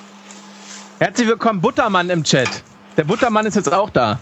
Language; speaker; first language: German; native; German